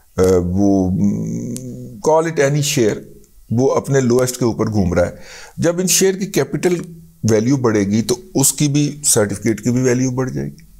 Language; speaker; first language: Urdu; non-native, local second language; Punjabi